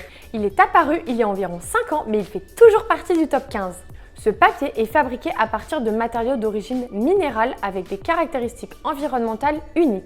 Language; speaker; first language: French; native; French